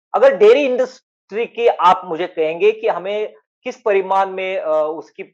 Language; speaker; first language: Hindi; non-native, local second language; Marathi